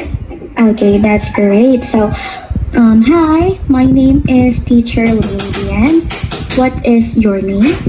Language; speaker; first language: English; non-native, local second language; Filipino